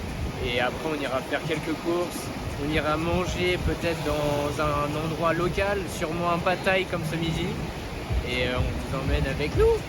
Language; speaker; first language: French; native; French